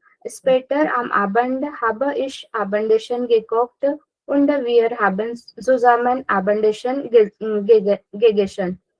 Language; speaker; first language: German; non-native, learner; Marathi